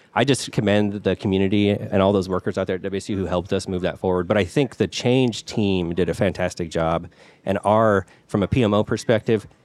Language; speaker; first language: English; native; English